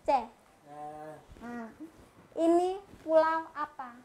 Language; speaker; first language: Indonesian; native; Indonesian